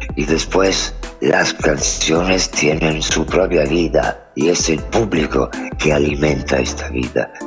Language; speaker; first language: Spanish; non-native, fluent; Italian